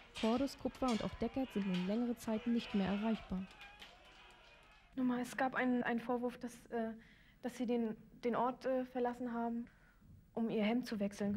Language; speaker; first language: German; native; German